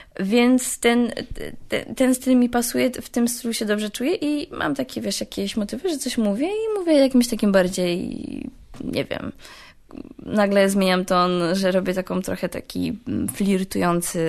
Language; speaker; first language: Polish; native; Polish